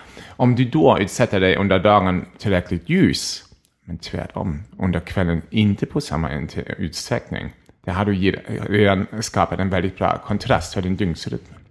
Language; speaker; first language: Swedish; non-native, fluent; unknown